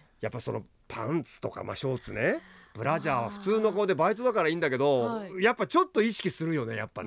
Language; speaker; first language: Japanese; native; Japanese